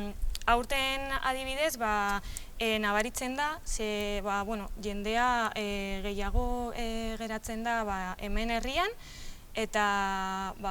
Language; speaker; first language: Basque; non-native, local second language; Spanish